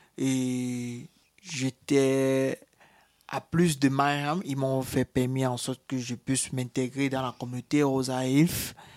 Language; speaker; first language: French; native; French